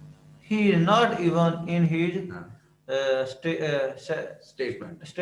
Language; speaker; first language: English; non-native, learner; Urdu